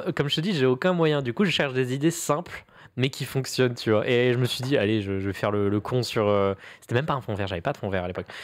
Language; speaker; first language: French; native; French